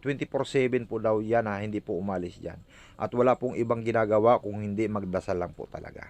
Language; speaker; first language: Filipino; native; Filipino